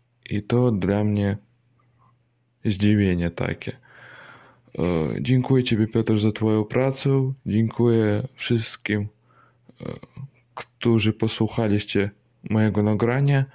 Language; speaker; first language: Polish; non-native, learner; Russian